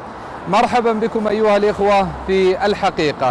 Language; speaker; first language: Arabic; native; Arabic